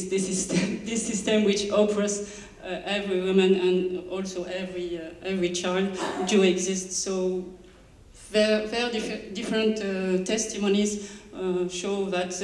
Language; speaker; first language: English; non-native, learner; French